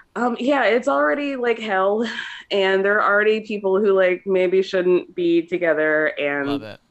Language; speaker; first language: English; native; English